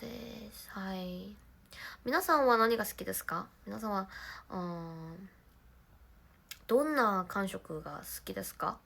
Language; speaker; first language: Japanese; non-native, learner; Korean